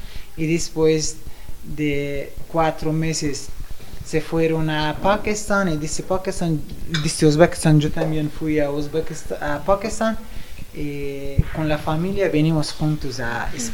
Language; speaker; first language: Spanish; non-native, fluent; Persian